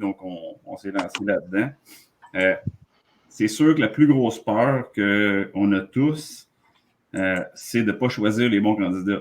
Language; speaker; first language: French; native; French